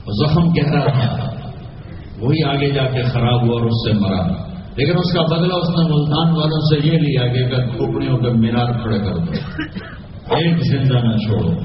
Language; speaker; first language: Urdu; non-native, local second language; Punjabi